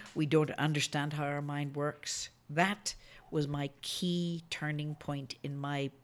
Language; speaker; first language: English; native; English